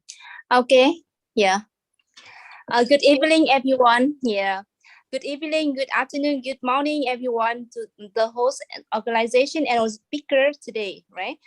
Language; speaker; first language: English; non-native, fluent; Vietnamese